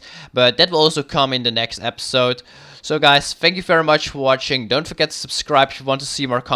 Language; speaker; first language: English; non-native, fluent; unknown